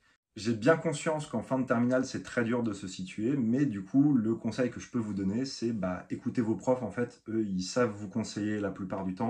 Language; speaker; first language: French; native; French